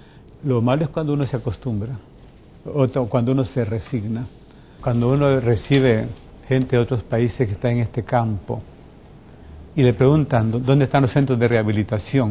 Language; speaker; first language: Spanish; native; Spanish